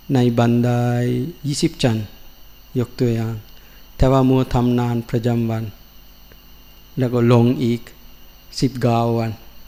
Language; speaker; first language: Thai; non-native, learner; Sinhala